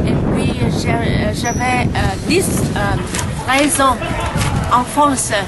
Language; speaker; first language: French; non-native, learner; Vietnamese